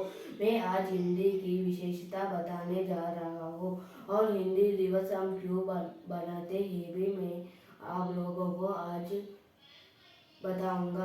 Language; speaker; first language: Hindi; non-native, local second language; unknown